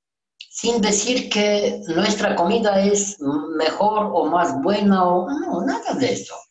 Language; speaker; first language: Spanish; non-native, learner; Romanian